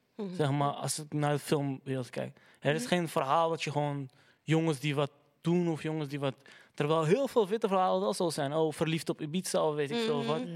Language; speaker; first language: Dutch; early bilingual, other home language; Arabic